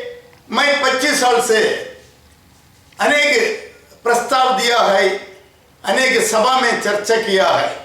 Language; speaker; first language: Hindi; non-native, local second language; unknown